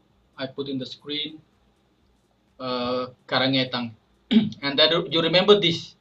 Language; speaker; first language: English; non-native, fluent; Indonesian